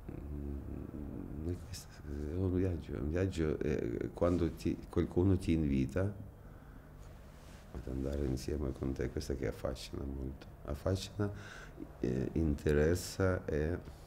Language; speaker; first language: Italian; non-native, fluent; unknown